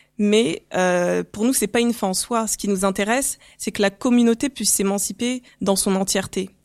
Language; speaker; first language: French; early bilingual, other home language; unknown